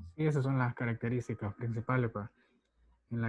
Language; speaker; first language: Spanish; native; Spanish